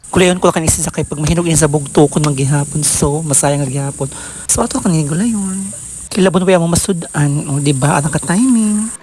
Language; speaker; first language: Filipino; native; Filipino